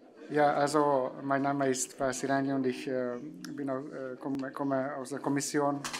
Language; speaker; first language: German; non-native, learner; Hungarian